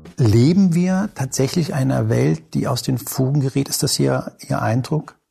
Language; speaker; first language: German; early bilingual, other home language; Spanish